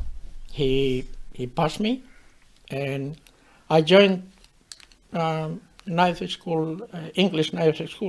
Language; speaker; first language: English; non-native, fluent; Spanish